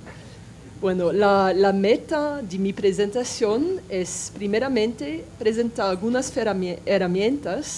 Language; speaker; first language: Spanish; non-native, fluent; French